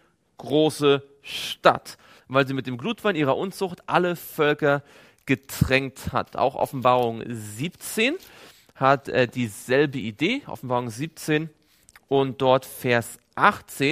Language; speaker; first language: German; native; German